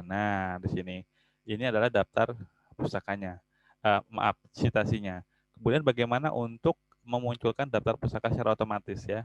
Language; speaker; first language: Indonesian; native; Indonesian